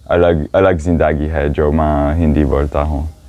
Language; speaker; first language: Hindi; non-native, learner; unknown